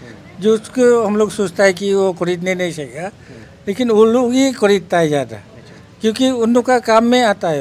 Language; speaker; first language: Hindi; non-native, local second language; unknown